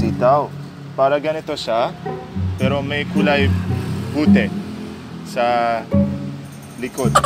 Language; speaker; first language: Filipino; non-native, learner; Arabic